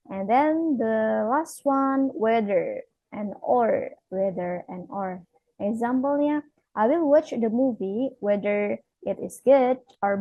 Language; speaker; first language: English; non-native, fluent; Indonesian